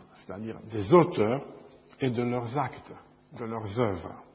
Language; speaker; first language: French; non-native, fluent; Romanian